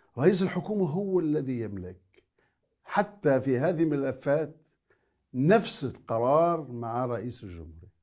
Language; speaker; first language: Arabic; native; Arabic